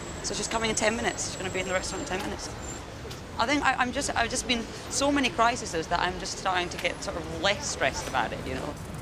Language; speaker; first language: English; native; English